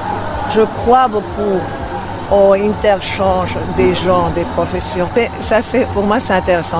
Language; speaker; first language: French; non-native, fluent; Spanish